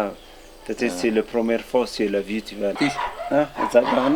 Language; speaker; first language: French; non-native, fluent; Amharic